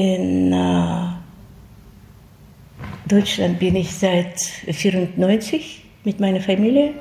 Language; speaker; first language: German; non-native, fluent; Russian